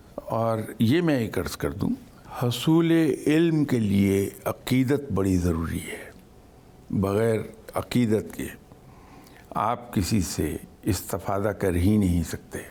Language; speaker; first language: Urdu; native; Urdu